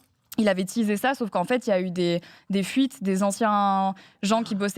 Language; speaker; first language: French; native; French